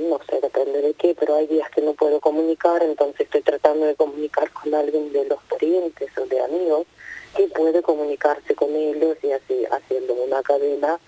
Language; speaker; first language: Spanish; non-native, fluent; Ukrainian